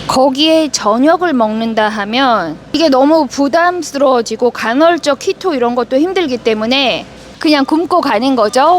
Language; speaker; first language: Korean; native; Korean